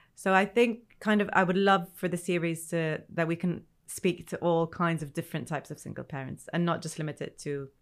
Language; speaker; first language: English; non-native, fluent; Arabic